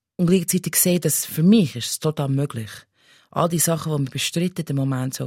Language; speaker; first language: German; non-native, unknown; English